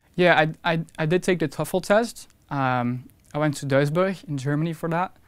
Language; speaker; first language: English; non-native, fluent; Dutch